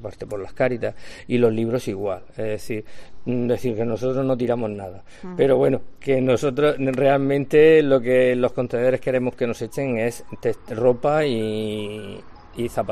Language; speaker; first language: Spanish; native; Spanish